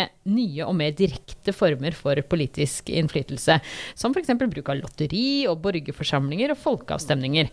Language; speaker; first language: Norwegian; native; Norwegian